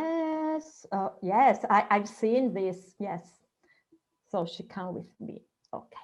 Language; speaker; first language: English; non-native, fluent; Italian